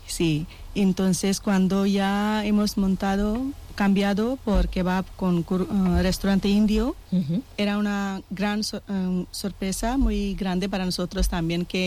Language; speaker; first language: Spanish; non-native, learner; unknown